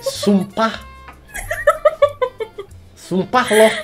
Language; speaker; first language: Indonesian; non-native, learner; English